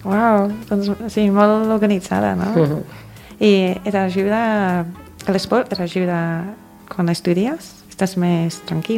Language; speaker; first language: Catalan; non-native, fluent; English